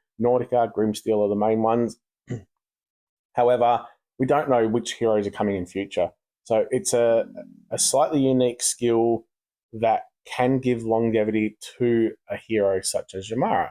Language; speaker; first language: English; native; English